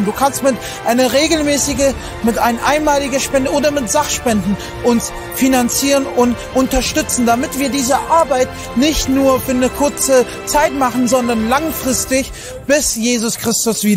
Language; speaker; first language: German; non-native, fluent; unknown